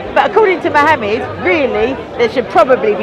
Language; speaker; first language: English; native; English